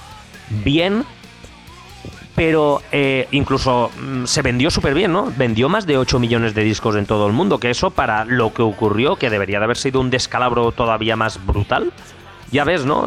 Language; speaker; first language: Spanish; native; Spanish